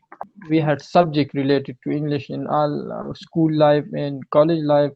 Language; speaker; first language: English; non-native, learner; Pashto